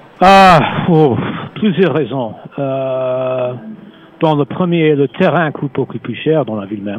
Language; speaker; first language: French; non-native, fluent; English